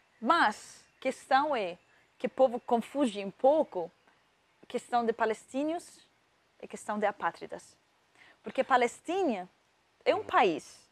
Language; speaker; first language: Portuguese; non-native, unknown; Arabic